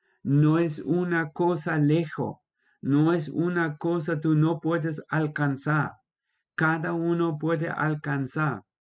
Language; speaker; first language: Spanish; non-native, fluent; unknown